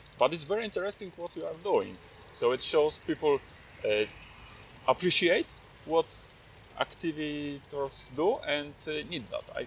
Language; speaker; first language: English; non-native, fluent; Polish